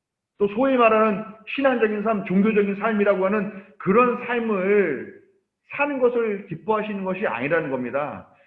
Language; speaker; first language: Korean; native; Korean